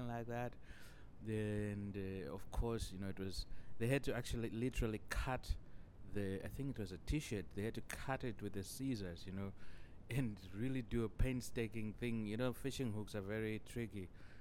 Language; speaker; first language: English; non-native, local second language; Shona